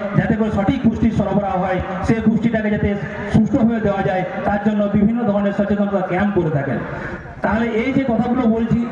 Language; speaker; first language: Bangla; non-native, local second language; Santali